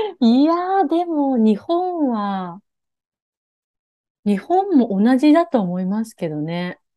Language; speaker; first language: Japanese; native; Japanese